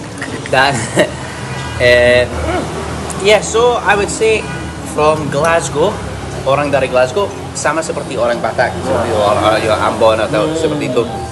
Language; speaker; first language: Indonesian; non-native, fluent; English